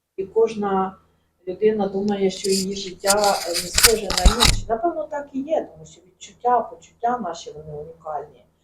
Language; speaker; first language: Ukrainian; native; Ukrainian